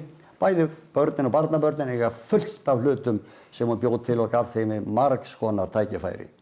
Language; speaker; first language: Icelandic; native; Icelandic